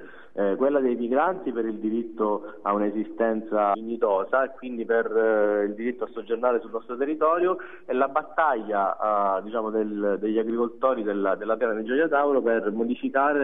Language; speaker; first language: Italian; native; Italian